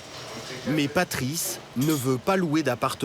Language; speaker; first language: French; native; French